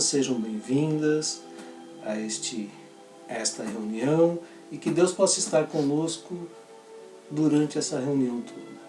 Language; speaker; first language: Portuguese; native; Portuguese